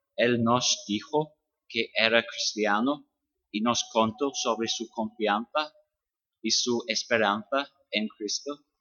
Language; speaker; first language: Spanish; non-native, fluent; English